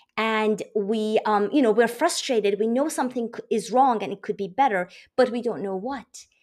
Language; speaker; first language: English; non-native, fluent; Persian